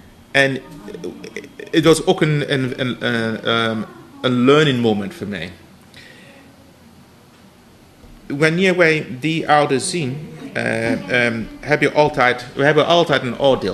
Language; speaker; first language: Dutch; non-native, fluent; English